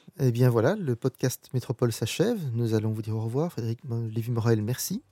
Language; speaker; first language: French; native; French